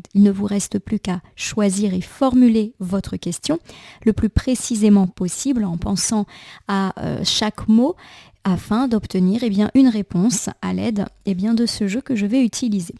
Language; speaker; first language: French; native; French